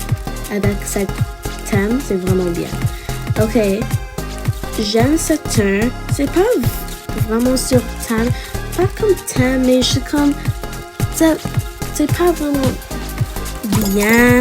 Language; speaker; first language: French; non-native, learner; English